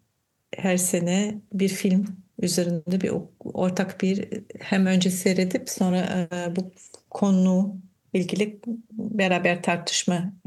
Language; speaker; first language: Turkish; non-native, fluent; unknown